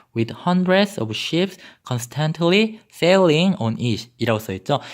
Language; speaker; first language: English; non-native, fluent; Korean